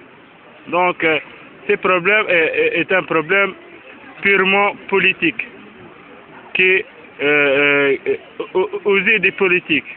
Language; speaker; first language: French; non-native, local second language; Arabic